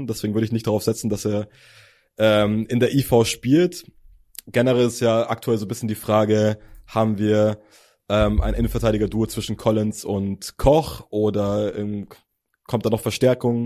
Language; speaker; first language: German; native; German